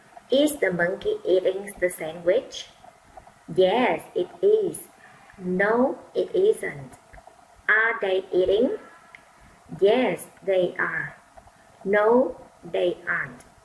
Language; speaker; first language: English; non-native, fluent; Vietnamese